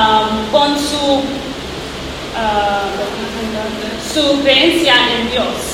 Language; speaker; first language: Spanish; non-native, learner; English